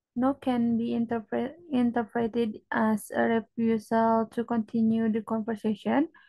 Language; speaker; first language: English; non-native, learner; Indonesian